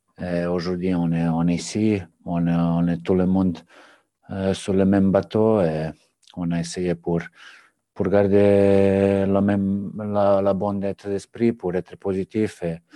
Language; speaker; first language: French; non-native, learner; Serbian